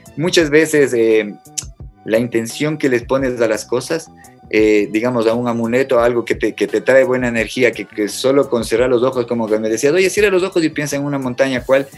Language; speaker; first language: Spanish; native; Spanish